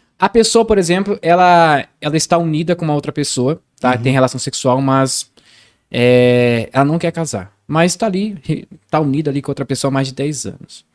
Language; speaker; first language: Portuguese; native; Portuguese